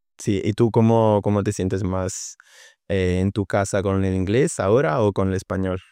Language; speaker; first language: Spanish; non-native, fluent; Italian